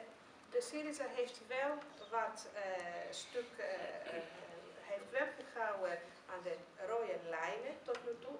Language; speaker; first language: Dutch; non-native, fluent; Greek